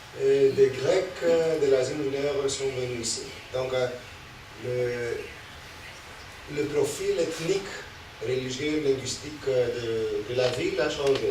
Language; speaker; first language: French; non-native, fluent; Greek